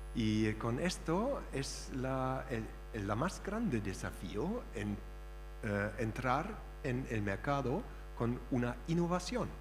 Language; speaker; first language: Spanish; non-native, fluent; German